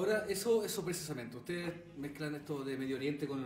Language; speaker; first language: Spanish; native; Spanish